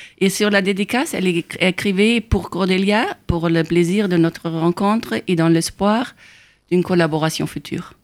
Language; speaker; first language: French; non-native, fluent; German